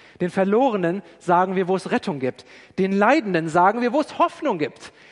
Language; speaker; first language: German; native; German